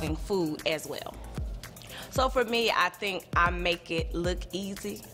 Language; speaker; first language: English; native; English